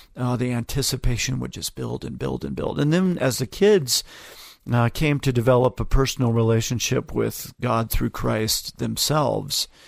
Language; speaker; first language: English; native; English